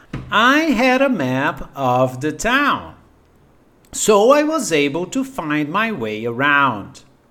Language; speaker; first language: English; non-native, fluent; Portuguese